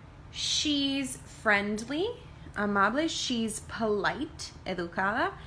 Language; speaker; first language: English; native; English